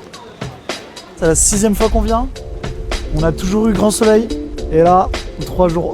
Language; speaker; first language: French; native; French